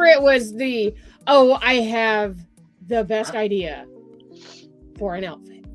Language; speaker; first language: English; native; English